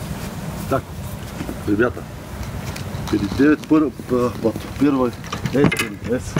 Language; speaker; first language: Russian; non-native, learner; Bulgarian